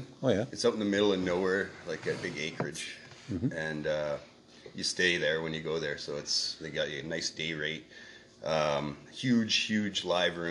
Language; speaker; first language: English; native; English